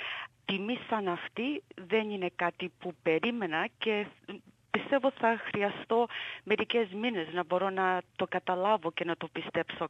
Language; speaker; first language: Greek; early bilingual, heritage; Greek